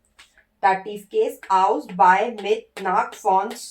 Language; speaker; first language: German; non-native, learner; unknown